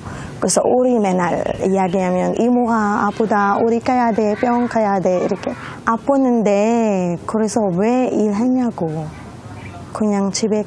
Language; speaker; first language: Korean; non-native, learner; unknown